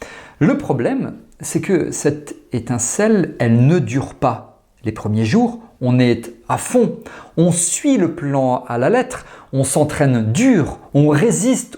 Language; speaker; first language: French; native; French